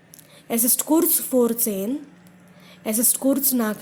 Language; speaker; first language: German; non-native, fluent; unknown